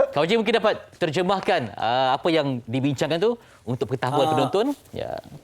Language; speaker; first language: Malay; native; Malay